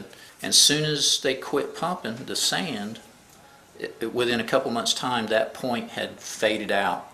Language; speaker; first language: English; native; English